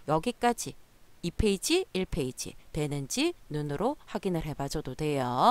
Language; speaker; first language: Korean; native; Korean